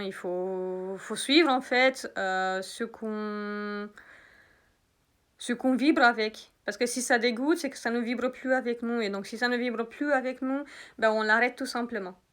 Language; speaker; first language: French; native; French